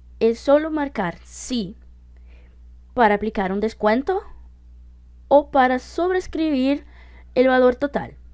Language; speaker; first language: Spanish; non-native, fluent; Portuguese